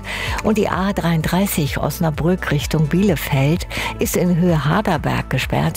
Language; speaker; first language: German; native; German